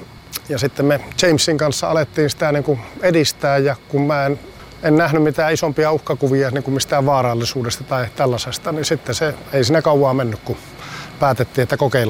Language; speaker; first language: Finnish; native; Finnish